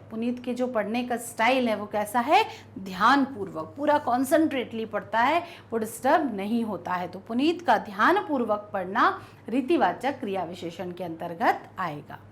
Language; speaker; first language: Hindi; native; Hindi